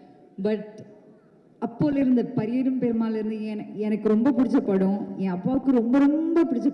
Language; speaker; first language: Tamil; non-native, local second language; Malayalam